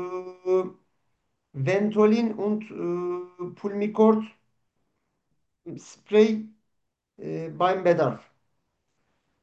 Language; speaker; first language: German; non-native, learner; Turkish